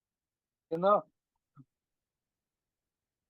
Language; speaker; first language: English; non-native, learner; Russian